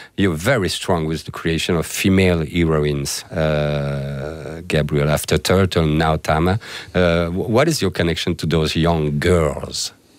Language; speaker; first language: English; non-native, fluent; French